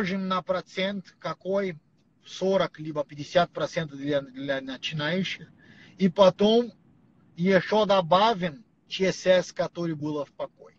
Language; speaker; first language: Russian; non-native, learner; Portuguese